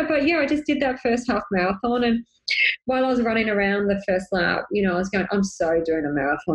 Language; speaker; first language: English; native; English